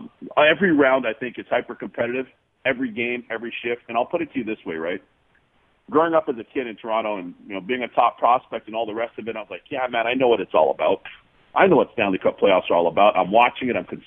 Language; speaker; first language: English; native; English